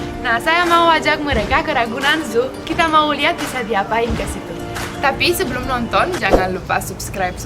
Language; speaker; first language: Indonesian; non-native, fluent; Romanian